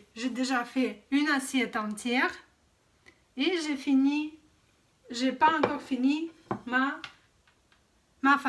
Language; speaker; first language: French; non-native, fluent; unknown